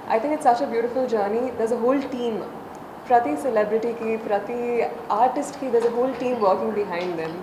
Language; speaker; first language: English; non-native, local second language; Telugu